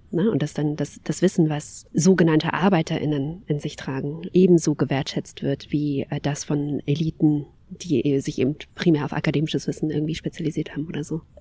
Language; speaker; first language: German; early bilingual, other home language; Kabyle